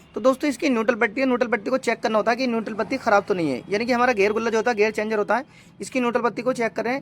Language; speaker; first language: Hindi; native; Hindi